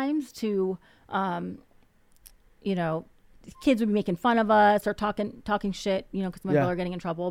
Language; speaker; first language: English; native; English